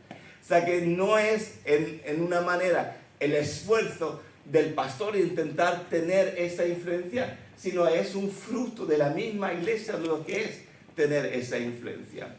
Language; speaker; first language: Spanish; early bilingual, other home language; Swedish